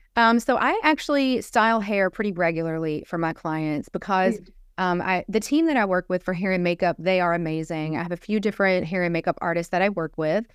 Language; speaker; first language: English; native; English